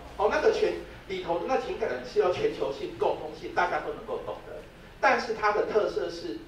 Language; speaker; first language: Chinese; native; Chinese